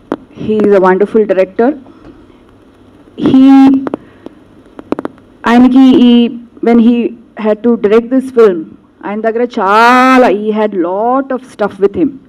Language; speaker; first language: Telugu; non-native, local second language; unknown